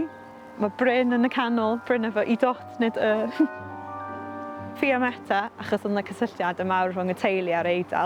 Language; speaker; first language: Welsh; native; Welsh